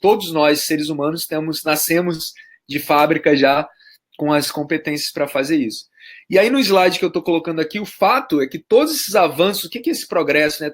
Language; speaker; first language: Portuguese; native; Portuguese